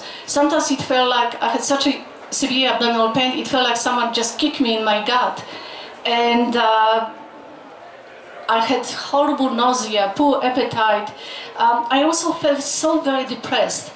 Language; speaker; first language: English; non-native, fluent; Polish